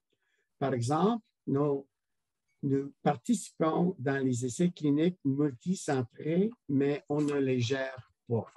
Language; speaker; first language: French; non-native, local second language; English